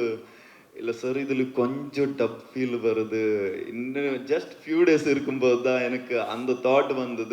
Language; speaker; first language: Tamil; non-native, learner; Kannada